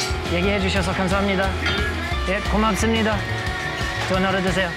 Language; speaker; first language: Korean; non-native, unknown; English